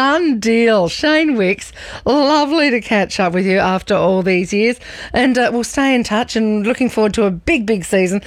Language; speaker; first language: English; native; English